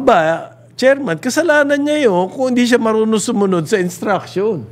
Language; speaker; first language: Filipino; native; Filipino